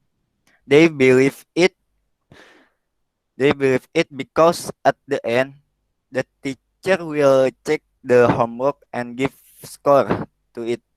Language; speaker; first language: English; non-native, learner; Indonesian